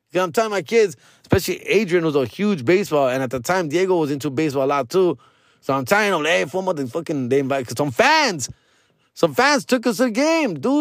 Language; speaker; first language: English; early bilingual, other home language; Spanish